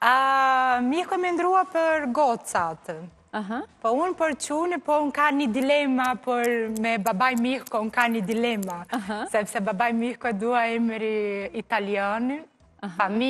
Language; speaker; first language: Albanian; non-native, learner; Portuguese